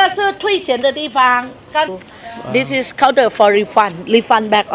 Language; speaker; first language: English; non-native, learner; Thai